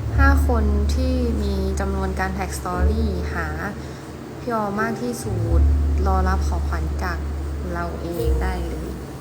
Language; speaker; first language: Thai; native; Thai